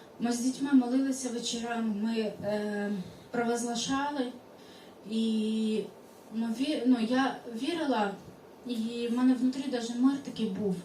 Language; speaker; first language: Ukrainian; non-native, local second language; Russian